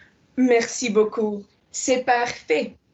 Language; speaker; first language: French; non-native, learner; Slovenian